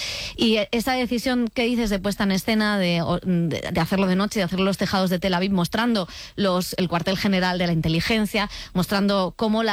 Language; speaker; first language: Spanish; native; Spanish